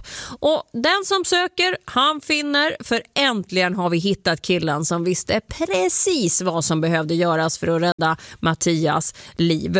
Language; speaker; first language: Swedish; native; Swedish